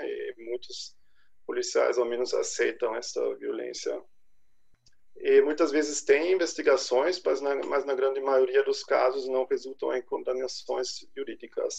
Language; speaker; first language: Portuguese; non-native, fluent; German